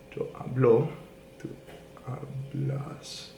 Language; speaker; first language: Spanish; non-native, learner; English